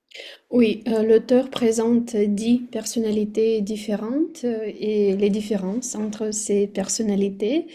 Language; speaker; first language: French; non-native, fluent; Russian